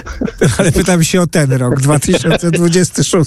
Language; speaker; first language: Polish; native; Polish